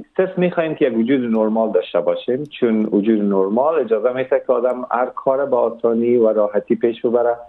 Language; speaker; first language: Persian; early bilingual, heritage; Persian